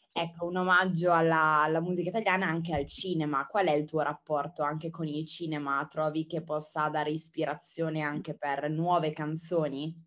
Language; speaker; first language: Italian; native; Italian